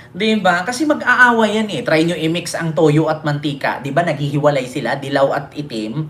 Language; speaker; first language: Filipino; non-native, local second language; Cebuano